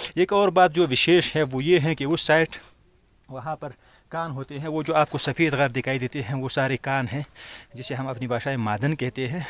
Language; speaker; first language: Hindi; non-native, fluent; Pashto